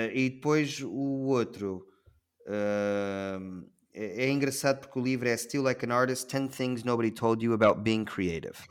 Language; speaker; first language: Portuguese; early bilingual, heritage; Portuguese